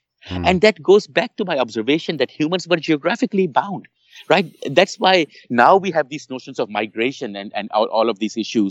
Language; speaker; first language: English; non-native, local second language; Urdu